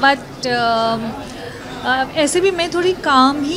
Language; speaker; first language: Hindi; native; Hindi